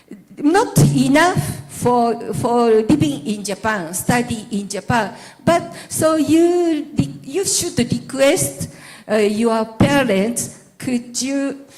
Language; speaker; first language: English; non-native, learner; Japanese